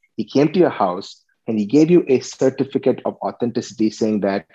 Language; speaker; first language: English; non-native, local second language; Tamil